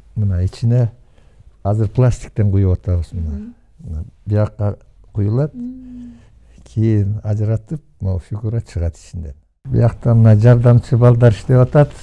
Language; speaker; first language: Kyrgyz; non-native, local second language; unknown